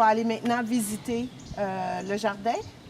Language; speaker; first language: French; native; French